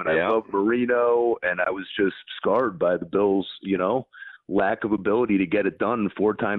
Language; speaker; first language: English; native; English